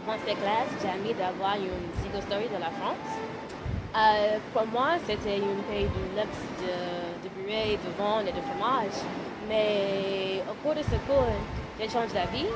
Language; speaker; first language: French; non-native, learner; English